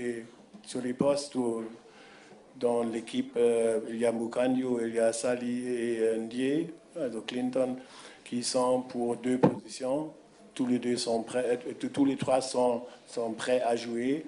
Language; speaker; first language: French; non-native, fluent; German